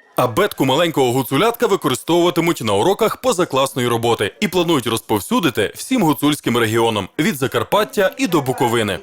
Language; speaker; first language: Ukrainian; native; Ukrainian